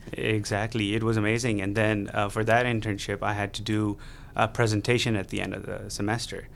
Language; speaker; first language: English; non-native, local second language; Urdu